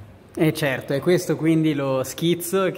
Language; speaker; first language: Italian; native; Italian